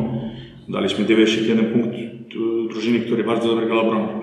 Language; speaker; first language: Polish; non-native, learner; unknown